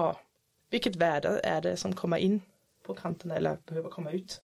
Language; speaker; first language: Swedish; non-native, fluent; German